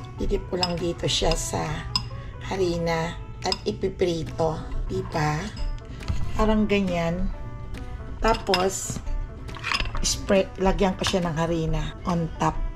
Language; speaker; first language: Filipino; non-native, local second language; Aklanon